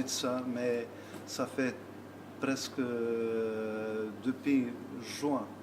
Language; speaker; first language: French; non-native, learner; Albanian